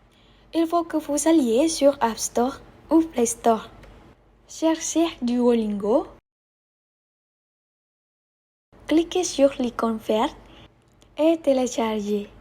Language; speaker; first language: French; non-native, learner; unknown